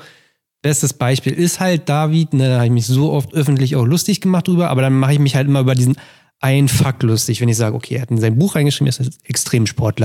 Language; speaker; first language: German; native; German